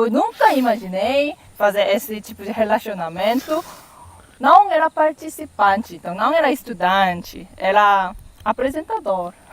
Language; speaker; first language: Portuguese; non-native, fluent; Korean